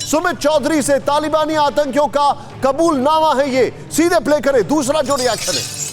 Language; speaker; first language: Hindi; native; Hindi